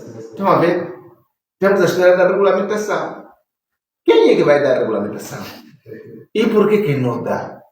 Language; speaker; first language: Portuguese; non-native, local second language; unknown